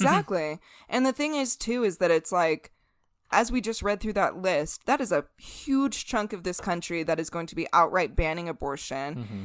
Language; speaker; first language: English; native; English